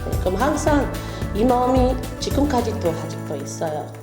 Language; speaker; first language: Korean; non-native, learner; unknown